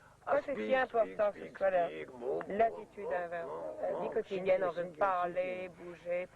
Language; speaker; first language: French; native; French